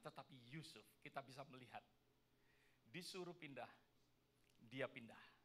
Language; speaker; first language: Indonesian; native; Indonesian